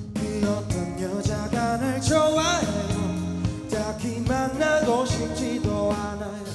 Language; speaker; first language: Korean; native; Korean